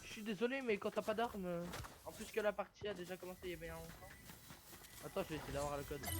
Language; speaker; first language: French; native; French